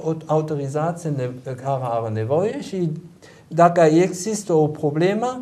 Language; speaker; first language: Romanian; non-native, learner; German